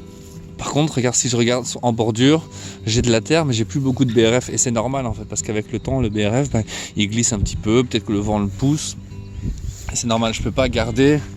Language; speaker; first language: French; native; French